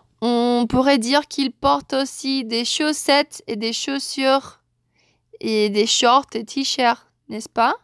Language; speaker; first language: French; non-native, fluent; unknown